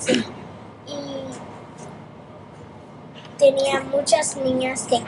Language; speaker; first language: Spanish; early bilingual, heritage; Spanish